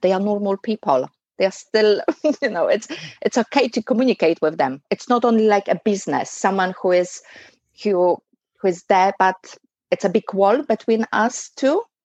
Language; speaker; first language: English; non-native, fluent; Polish